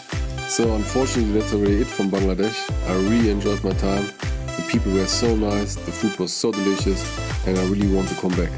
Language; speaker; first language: English; non-native, fluent; German